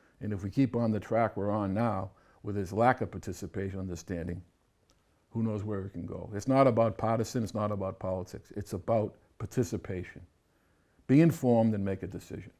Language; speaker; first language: English; native; English